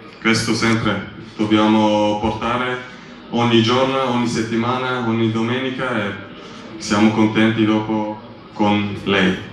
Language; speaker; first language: Italian; non-native, learner; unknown